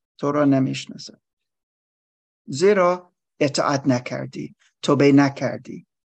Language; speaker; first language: Persian; non-native, learner; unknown